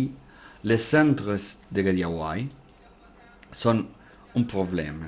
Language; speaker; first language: French; non-native, learner; Spanish